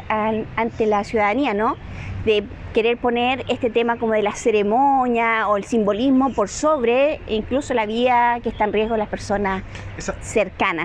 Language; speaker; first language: Spanish; native; Spanish